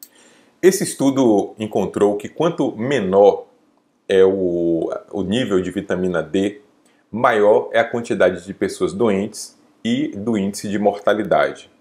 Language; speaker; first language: Portuguese; native; Portuguese